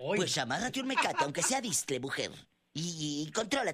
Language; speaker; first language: Spanish; native; Spanish